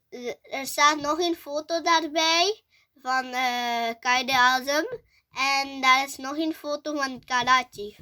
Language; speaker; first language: Dutch; early bilingual, other home language; Urdu